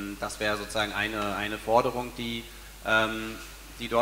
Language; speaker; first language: German; native; German